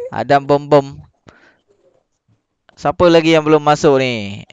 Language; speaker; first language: Malay; native; Malay